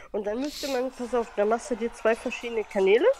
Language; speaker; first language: German; native; German